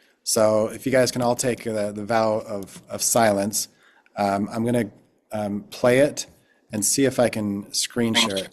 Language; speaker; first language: English; native; English